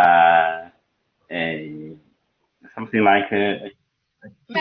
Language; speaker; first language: English; non-native, learner; Chinese